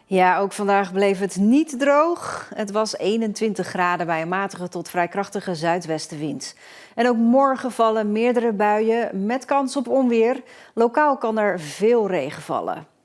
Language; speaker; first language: Dutch; native; Dutch